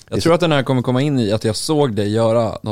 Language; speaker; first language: Swedish; native; Swedish